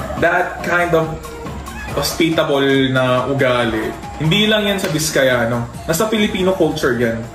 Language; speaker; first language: Filipino; non-native, local second language; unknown